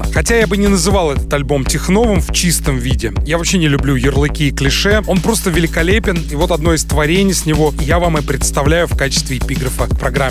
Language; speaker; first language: Russian; native; Russian